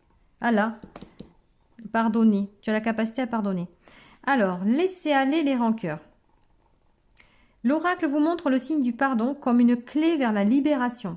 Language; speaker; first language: French; native; French